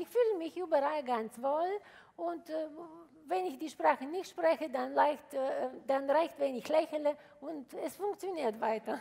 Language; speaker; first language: German; non-native, fluent; Bulgarian